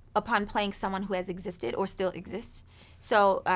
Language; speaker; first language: English; native; English